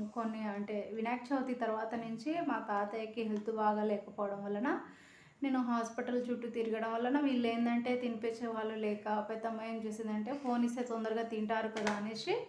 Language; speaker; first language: Telugu; native; Telugu